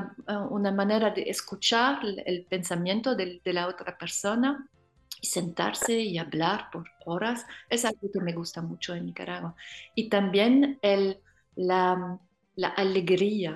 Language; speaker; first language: Spanish; non-native, fluent; French